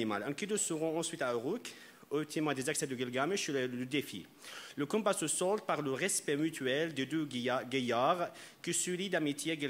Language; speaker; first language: French; non-native, fluent; Arabic